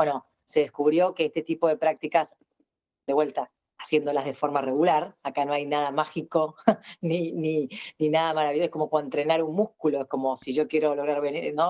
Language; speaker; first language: Spanish; native; Spanish